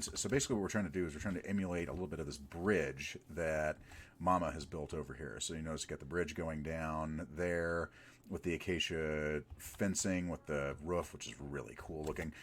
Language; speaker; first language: English; native; English